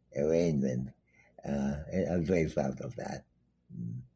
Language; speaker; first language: English; non-native, local second language; Bangla